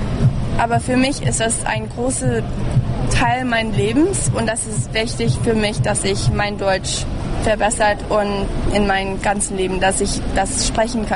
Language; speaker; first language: German; early bilingual, heritage; English